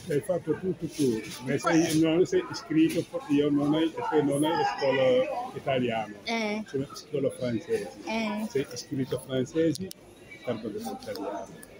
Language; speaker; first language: Italian; non-native, learner; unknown